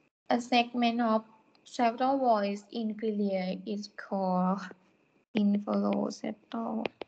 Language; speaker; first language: English; non-native, fluent; Thai